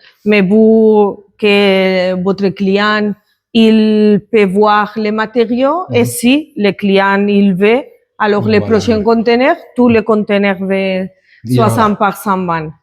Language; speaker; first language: French; non-native, learner; Spanish